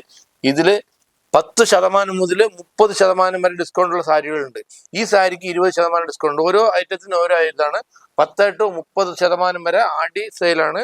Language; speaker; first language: Malayalam; native; Malayalam